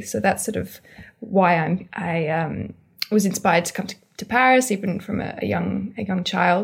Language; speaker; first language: English; native; English